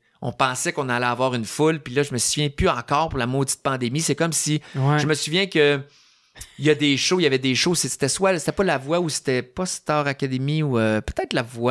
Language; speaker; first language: French; native; French